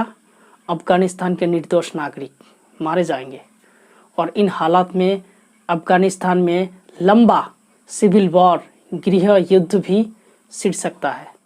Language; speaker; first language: Hindi; non-native, local second language; Assamese